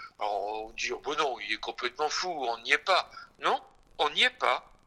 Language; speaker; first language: French; native; French